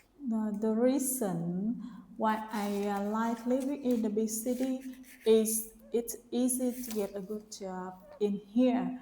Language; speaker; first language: English; non-native, learner; Vietnamese